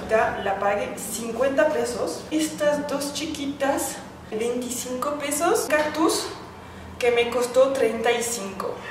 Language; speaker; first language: Spanish; non-native, fluent; French